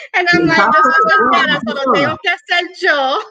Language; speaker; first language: Spanish; early bilingual, heritage; Spanish